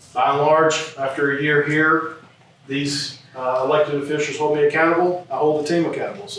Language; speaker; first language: English; native; English